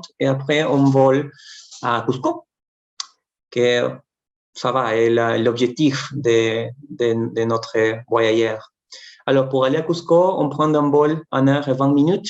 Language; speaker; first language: French; non-native, fluent; Spanish